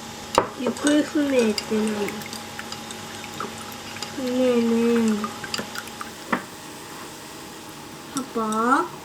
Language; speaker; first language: Japanese; native; Japanese